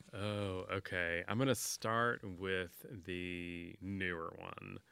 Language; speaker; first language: English; native; English